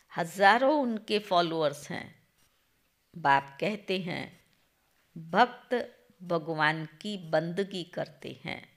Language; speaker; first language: Hindi; non-native, local second language; Gujarati